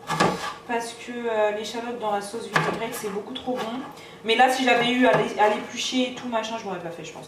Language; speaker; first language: French; native; French